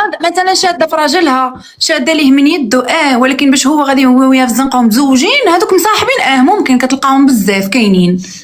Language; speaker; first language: Arabic; native; Arabic